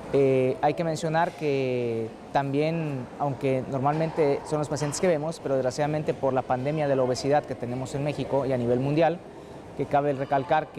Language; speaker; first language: Spanish; native; Spanish